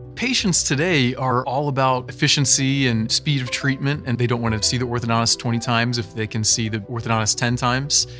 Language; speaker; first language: English; native; English